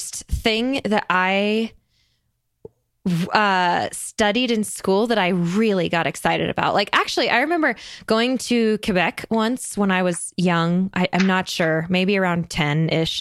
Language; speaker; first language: English; native; English